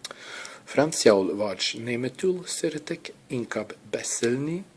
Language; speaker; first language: Hungarian; non-native, learner; English